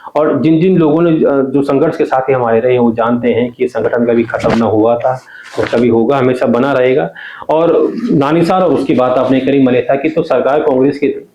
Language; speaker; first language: Hindi; non-native, local second language; Garhwali